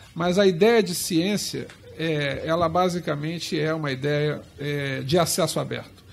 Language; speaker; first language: Portuguese; native; Portuguese